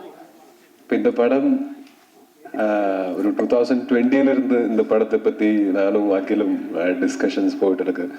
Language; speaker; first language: Tamil; non-native, local second language; Malayalam